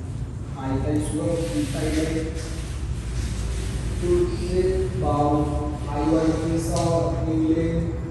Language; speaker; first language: Vietnamese; non-native, learner; Hindi